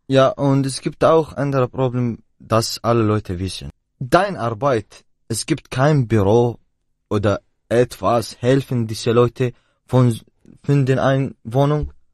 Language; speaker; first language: German; non-native, learner; Arabic